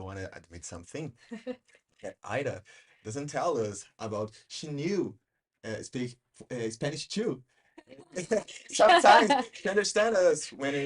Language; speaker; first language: English; non-native, learner; Portuguese